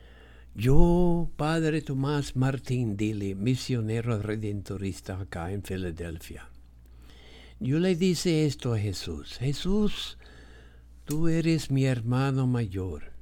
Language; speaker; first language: Spanish; non-native, fluent; English